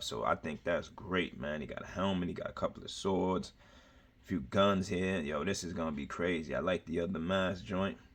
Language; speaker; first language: English; native; English